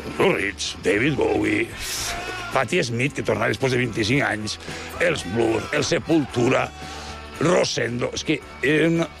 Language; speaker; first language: Catalan; native; Catalan